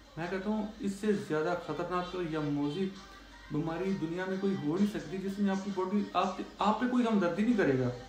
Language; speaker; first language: Urdu; non-native, local second language; Punjabi